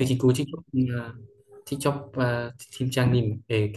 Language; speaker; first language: Korean; non-native, learner; Vietnamese